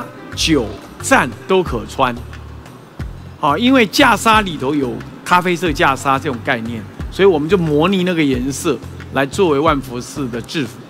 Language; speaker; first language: Chinese; native; Chinese